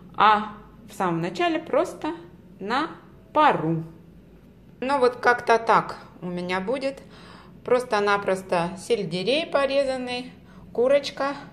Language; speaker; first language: Russian; native; Russian